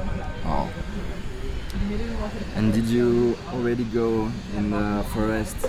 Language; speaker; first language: English; non-native, learner; French